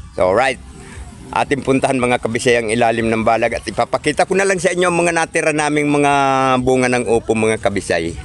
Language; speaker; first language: Filipino; non-native, local second language; Cebuano